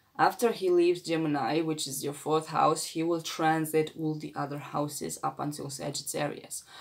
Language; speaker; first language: English; non-native, fluent; Romanian